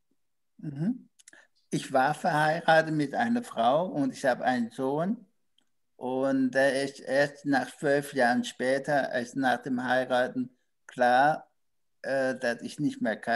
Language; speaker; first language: German; non-native, learner; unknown